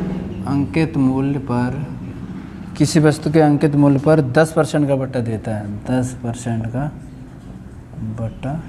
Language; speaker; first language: Hindi; native; Hindi